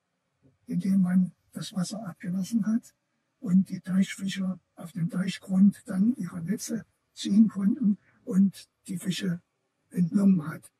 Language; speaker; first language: German; native; German